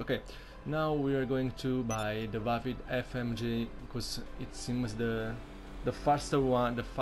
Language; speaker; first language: English; non-native, learner; Italian